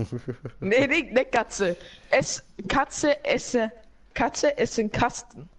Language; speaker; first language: German; non-native, learner; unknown